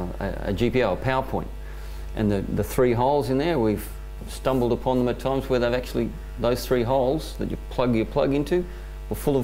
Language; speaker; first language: English; native; English